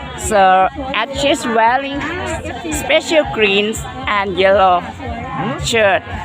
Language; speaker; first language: English; non-native, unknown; Thai